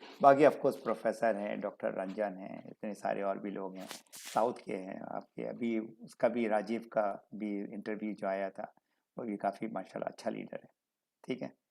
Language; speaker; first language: Urdu; native; Urdu